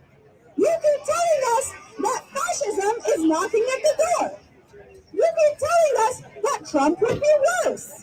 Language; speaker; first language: English; native; English